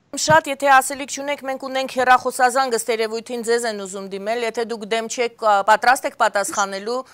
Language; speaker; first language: Armenian; native; Armenian